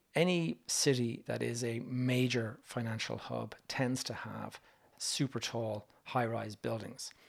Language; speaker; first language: English; native; English